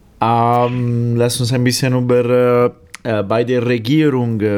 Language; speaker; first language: German; non-native, fluent; Italian